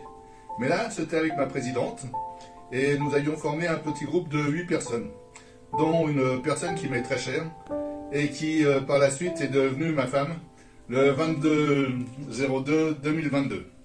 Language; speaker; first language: French; native; French